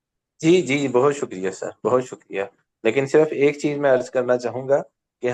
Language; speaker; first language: Hindi; non-native, local second language; Punjabi